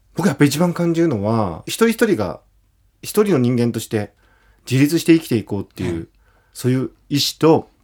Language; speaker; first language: Japanese; native; Japanese